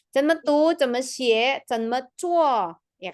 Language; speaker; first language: Chinese; non-native, fluent; Indonesian